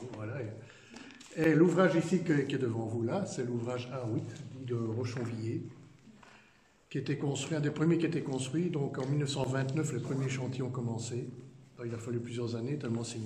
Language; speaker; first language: French; native; French